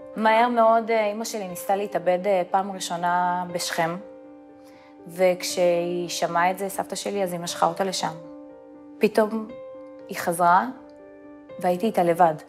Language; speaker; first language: Hebrew; early bilingual, other home language; Russian